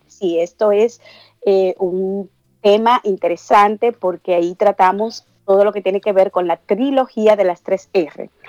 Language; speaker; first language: Spanish; native; Spanish